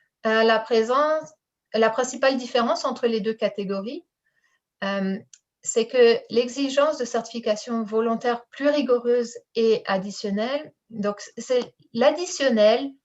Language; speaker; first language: French; native; French